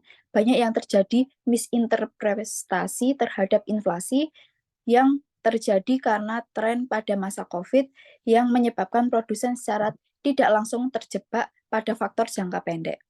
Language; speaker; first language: Indonesian; native; Indonesian